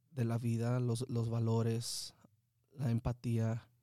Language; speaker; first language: Spanish; early bilingual, heritage; Spanish